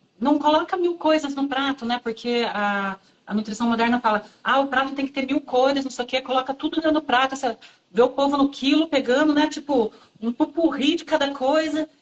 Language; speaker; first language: Portuguese; native; Portuguese